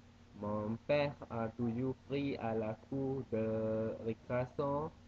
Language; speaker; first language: French; non-native, learner; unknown